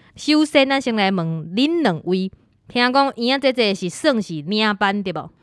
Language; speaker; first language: Min Nan Chinese; native; Min Nan Chinese